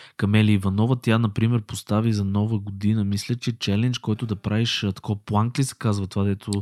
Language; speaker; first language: Bulgarian; native; Bulgarian